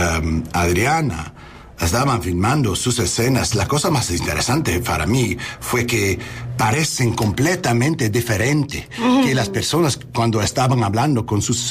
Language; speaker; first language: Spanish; non-native, learner; English